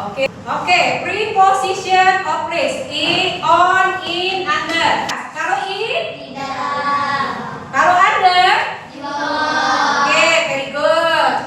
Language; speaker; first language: English; non-native, learner; Indonesian